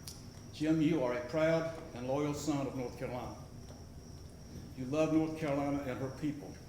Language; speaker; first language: English; native; English